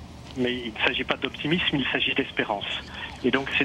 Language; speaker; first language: French; native; French